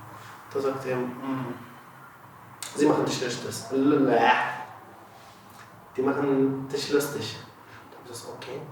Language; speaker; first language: German; non-native, learner; Arabic